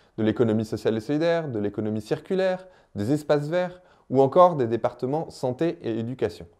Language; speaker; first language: French; native; French